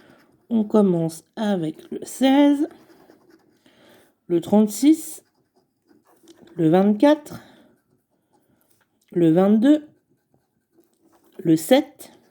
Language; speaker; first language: French; native; French